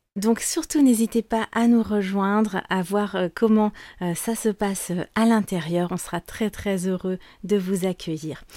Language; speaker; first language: French; native; French